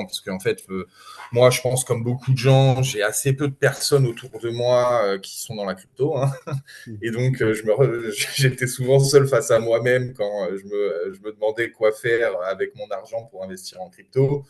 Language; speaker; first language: French; native; French